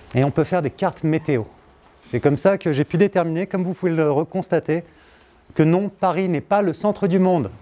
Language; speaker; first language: French; native; French